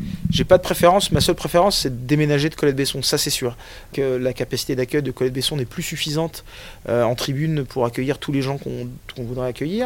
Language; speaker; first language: French; native; French